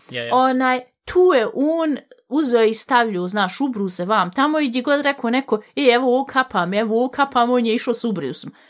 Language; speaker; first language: Bosnian; native; Bosnian